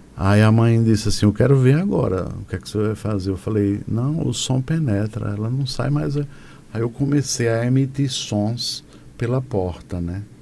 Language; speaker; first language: Portuguese; native; Portuguese